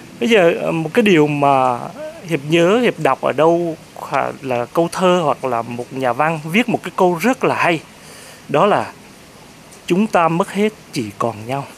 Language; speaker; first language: Vietnamese; native; Vietnamese